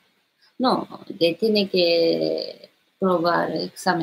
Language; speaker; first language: Spanish; non-native, learner; Japanese